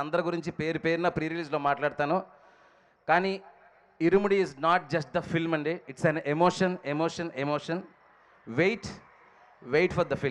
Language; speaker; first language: Telugu; native; Telugu